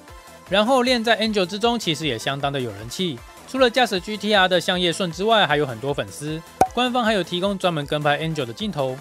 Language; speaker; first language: Chinese; native; Chinese